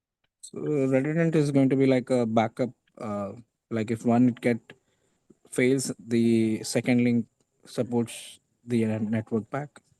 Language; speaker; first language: English; non-native, local second language; Hindi